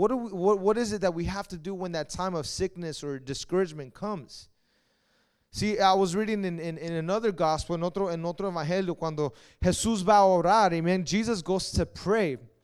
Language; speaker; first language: English; early bilingual, other home language; Spanish